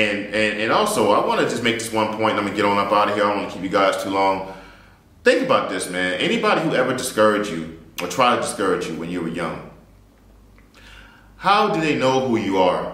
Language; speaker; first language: English; native; English